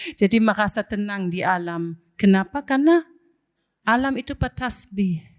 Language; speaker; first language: Indonesian; non-native, fluent; German